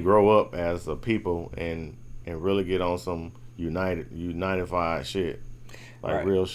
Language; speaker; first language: English; native; English